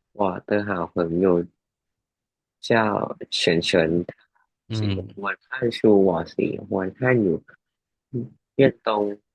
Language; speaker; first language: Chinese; non-native, fluent; Thai